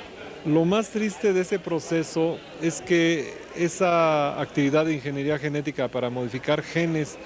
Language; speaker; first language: Spanish; native; Spanish